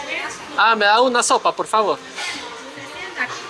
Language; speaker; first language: Spanish; early bilingual, heritage; English